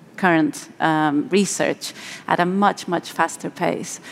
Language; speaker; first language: English; non-native, fluent; Spanish